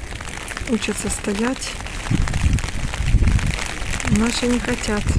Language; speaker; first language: Russian; native; Russian